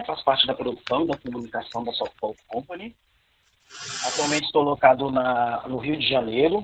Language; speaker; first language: Portuguese; native; Portuguese